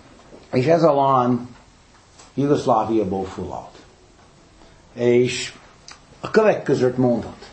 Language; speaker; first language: Hungarian; non-native, fluent; English